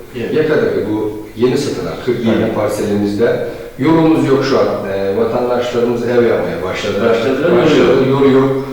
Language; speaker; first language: Turkish; native; Turkish